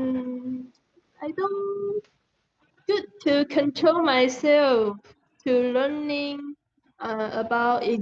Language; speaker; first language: English; non-native, learner; Chinese